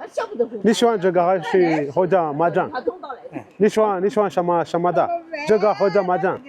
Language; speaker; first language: Chinese; non-native, learner; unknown